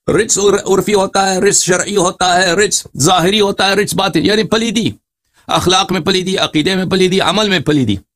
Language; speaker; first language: Urdu; non-native, fluent; Persian